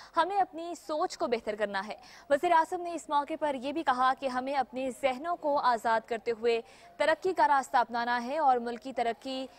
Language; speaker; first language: Urdu; native; Urdu